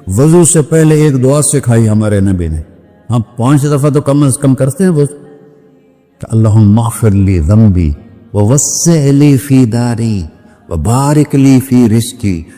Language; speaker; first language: Urdu; non-native, local second language; Punjabi